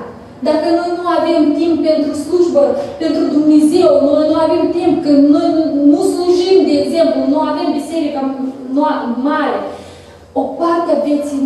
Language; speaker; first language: Romanian; non-native, learner; Russian